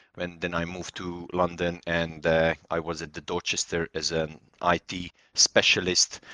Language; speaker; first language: English; non-native, fluent; Hungarian